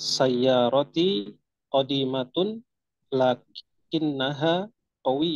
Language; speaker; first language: Arabic; non-native, learner; Indonesian